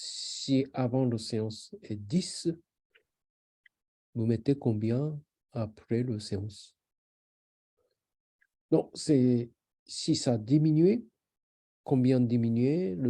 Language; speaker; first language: French; non-native, learner; Japanese